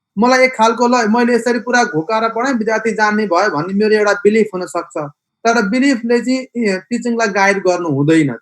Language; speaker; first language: Nepali; native; Nepali